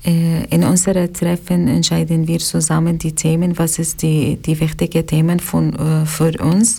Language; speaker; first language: German; non-native, learner; Arabic